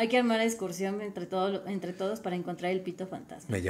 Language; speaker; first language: Spanish; native; Spanish